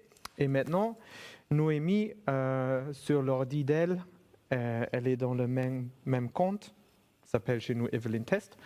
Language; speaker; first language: French; non-native, fluent; German